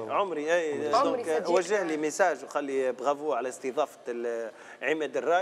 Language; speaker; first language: Arabic; native; Arabic